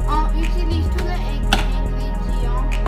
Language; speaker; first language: French; non-native, learner; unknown